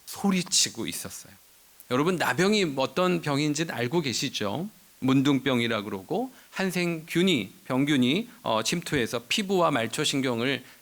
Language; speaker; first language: Korean; native; Korean